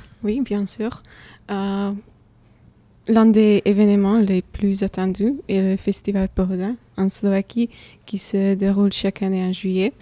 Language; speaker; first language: French; non-native, fluent; Slovak